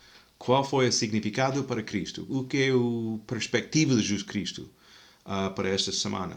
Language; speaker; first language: Portuguese; non-native, fluent; English